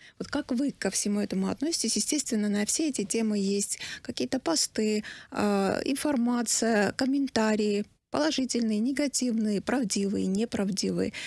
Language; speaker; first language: Russian; non-native, local second language; Armenian